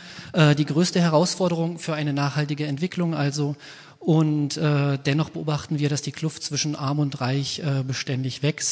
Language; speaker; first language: German; native; German